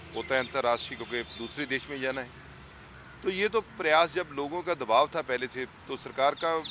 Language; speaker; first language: Hindi; non-native, local second language; Punjabi